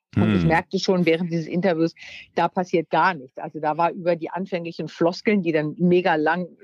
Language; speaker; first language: German; native; German